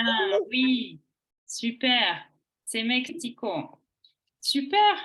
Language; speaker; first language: French; native; French